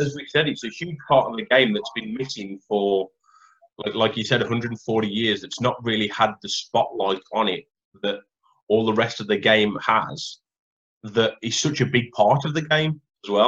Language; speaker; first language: English; native; English